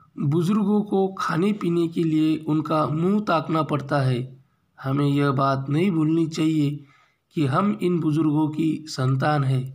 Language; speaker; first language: Hindi; non-native, local second language; Marathi